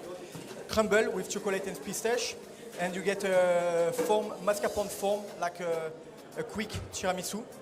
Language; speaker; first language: English; non-native, learner; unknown